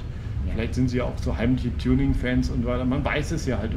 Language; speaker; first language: German; native; German